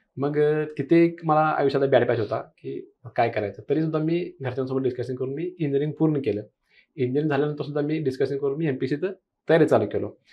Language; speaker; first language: Marathi; non-native, local second language; Kannada